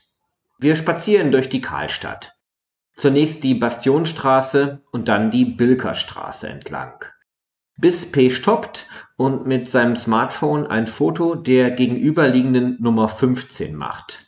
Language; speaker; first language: German; native; German